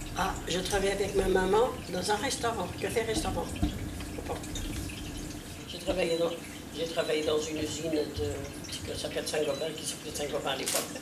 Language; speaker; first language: French; non-native, fluent; Portuguese